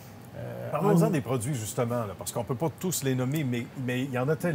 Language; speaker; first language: French; native; French